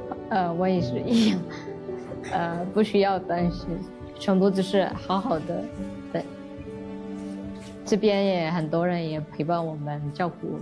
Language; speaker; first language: Chinese; non-native, learner; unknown